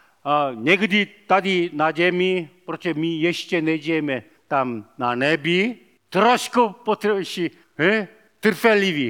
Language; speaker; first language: Czech; non-native, learner; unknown